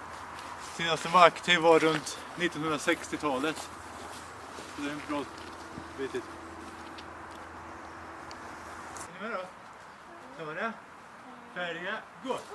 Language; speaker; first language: Swedish; native; Swedish